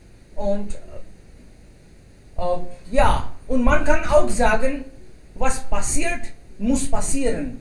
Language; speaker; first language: German; non-native, fluent; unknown